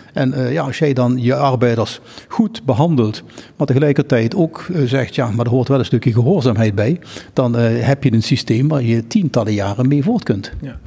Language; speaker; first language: Dutch; native; Dutch